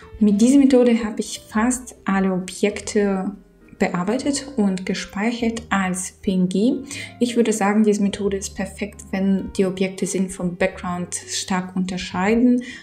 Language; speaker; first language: German; non-native, fluent; Ukrainian